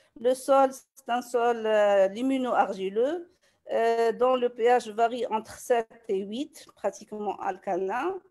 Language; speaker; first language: French; non-native, local second language; Arabic